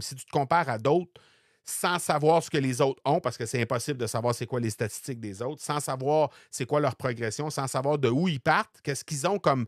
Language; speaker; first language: French; native; French